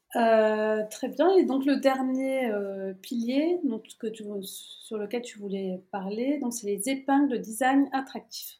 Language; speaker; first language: French; native; French